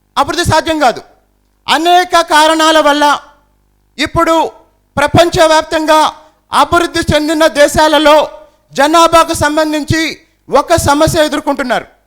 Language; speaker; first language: Telugu; native; Telugu